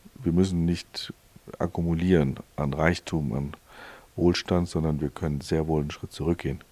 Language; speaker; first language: German; native; German